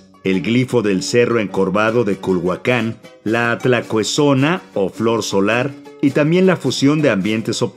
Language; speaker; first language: Spanish; native; Spanish